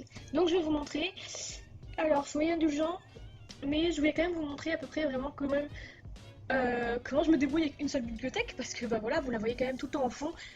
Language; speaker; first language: French; native; French